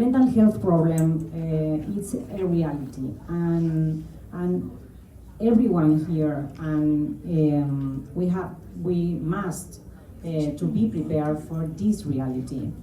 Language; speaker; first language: English; non-native, learner; Spanish